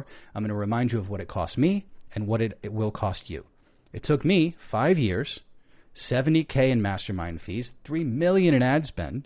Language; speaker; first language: English; native; English